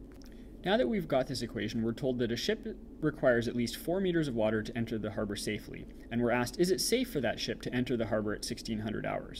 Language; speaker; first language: English; native; English